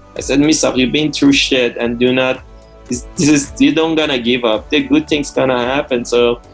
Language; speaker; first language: English; non-native, fluent; Persian